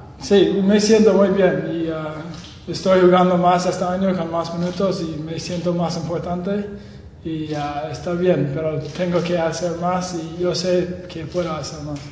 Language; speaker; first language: Spanish; non-native, learner; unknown